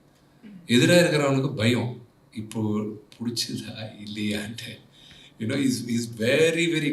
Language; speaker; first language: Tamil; non-native, local second language; Telugu